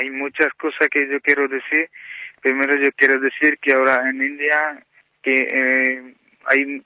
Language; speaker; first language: Spanish; non-native, learner; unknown